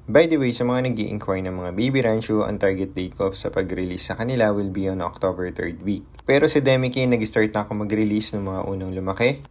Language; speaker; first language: Filipino; native; Filipino